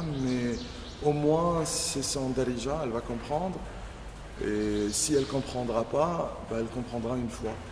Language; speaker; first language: French; non-native, local second language; Arabic